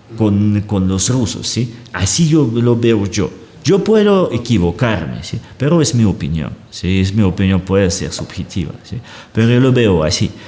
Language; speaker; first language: Spanish; non-native, fluent; Russian